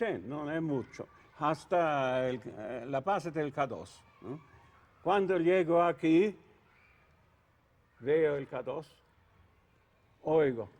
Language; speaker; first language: Spanish; non-native, learner; Italian